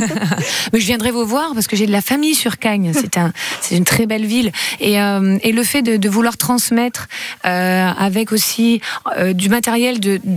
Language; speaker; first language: French; native; French